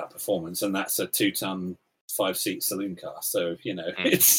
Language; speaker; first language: English; native; English